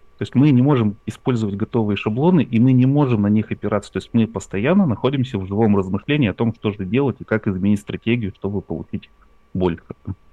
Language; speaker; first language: Russian; native; Russian